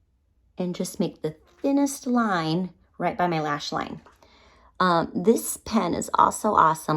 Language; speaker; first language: English; native; English